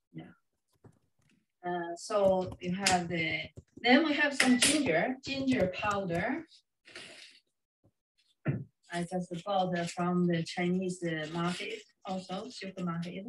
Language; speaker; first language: English; non-native, fluent; Chinese